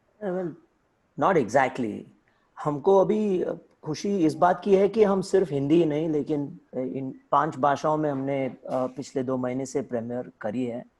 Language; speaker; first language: Hindi; non-native, local second language; Tamil